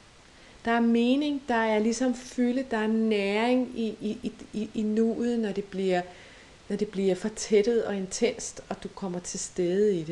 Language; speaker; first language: Danish; native; Danish